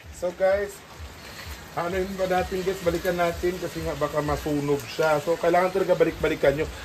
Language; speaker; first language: Filipino; non-native, local second language; Cebuano